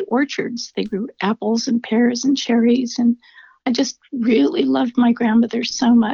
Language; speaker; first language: English; native; English